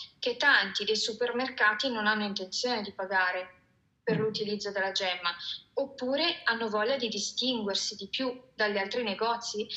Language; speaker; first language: Italian; native; Italian